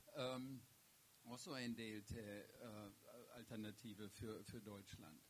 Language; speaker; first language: Norwegian; non-native, fluent; German